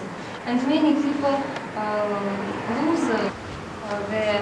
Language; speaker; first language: English; non-native, learner; Russian